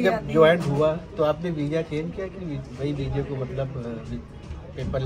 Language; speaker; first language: Hindi; native; Hindi